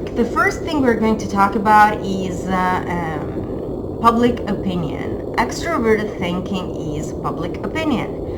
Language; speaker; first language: English; non-native, fluent; Italian